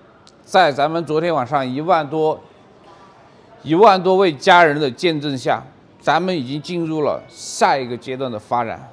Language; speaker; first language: Chinese; native; Chinese